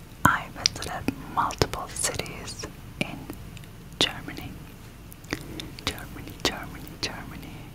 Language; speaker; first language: English; non-native, fluent; Turkish